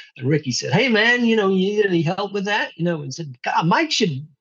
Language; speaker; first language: English; native; English